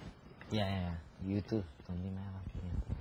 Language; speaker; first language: English; non-native, learner; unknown